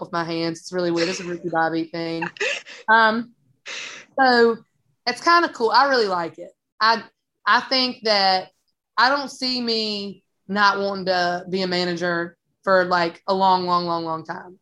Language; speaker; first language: English; native; English